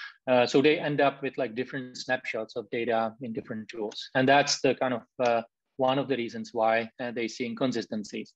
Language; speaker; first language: English; non-native, fluent; Czech